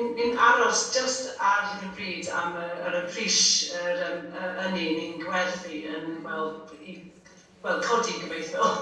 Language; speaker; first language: Welsh; non-native, fluent; English